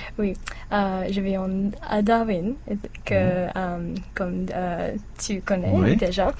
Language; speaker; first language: French; non-native, learner; English